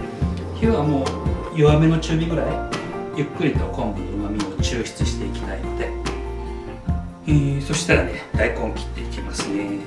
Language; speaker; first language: Japanese; native; Japanese